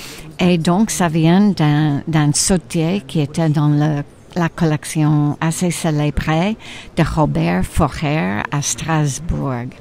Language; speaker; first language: French; non-native, fluent; English